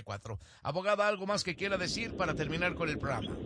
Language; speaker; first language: Spanish; native; Spanish